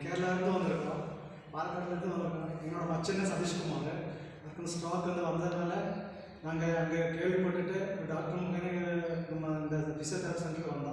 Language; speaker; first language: Tamil; non-native, local second language; Malayalam